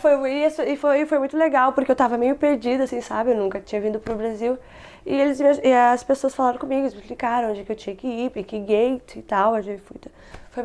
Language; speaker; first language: Portuguese; non-native, local second language; Kabuverdianu